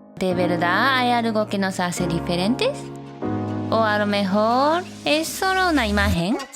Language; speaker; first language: Spanish; non-native, fluent; Japanese